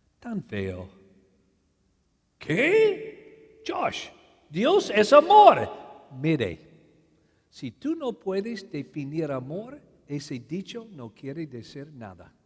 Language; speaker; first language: Spanish; non-native, learner; English